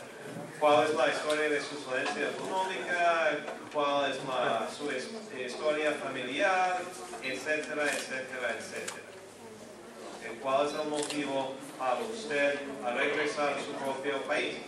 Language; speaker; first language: Spanish; non-native, fluent; English